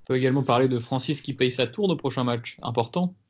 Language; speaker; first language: French; native; French